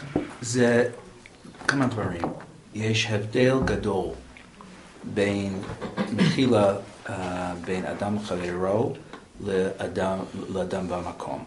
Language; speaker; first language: Hebrew; non-native, fluent; English